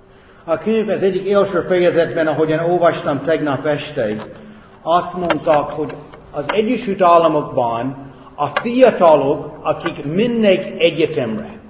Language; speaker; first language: Hungarian; non-native, fluent; English